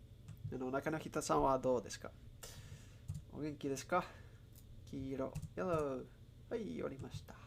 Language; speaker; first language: Japanese; non-native, learner; English